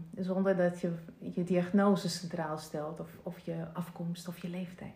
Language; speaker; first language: Dutch; non-native, fluent; Russian